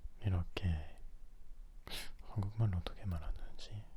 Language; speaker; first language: Korean; non-native, learner; French